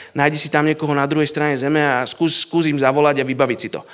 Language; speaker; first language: Slovak; native; Slovak